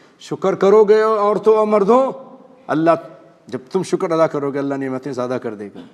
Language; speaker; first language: Urdu; native; Urdu